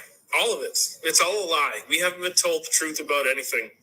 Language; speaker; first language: English; native; English